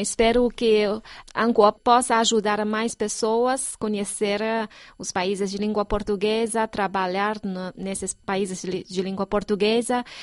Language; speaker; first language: Portuguese; non-native, fluent; Chinese